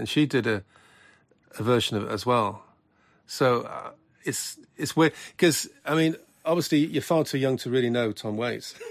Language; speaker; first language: English; native; English